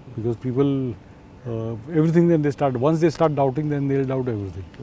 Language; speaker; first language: English; non-native, local second language; Marathi